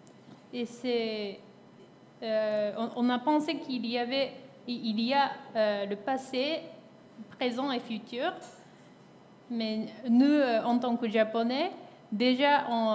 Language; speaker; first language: French; non-native, fluent; Japanese